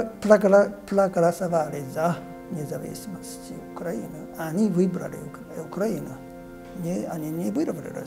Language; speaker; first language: Russian; non-native, fluent; Japanese